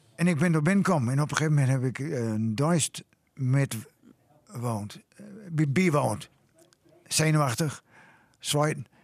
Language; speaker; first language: Dutch; native; Dutch